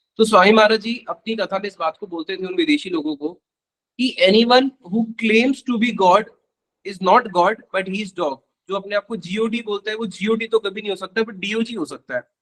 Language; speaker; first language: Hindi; native; Hindi